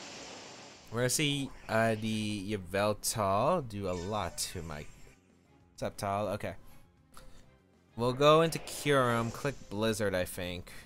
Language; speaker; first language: English; native; English